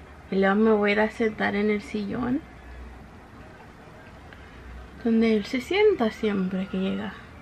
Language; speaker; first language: Spanish; early bilingual, heritage; Spanish